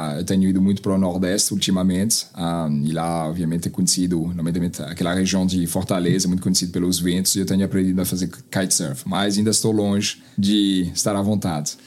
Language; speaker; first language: Portuguese; non-native, fluent; French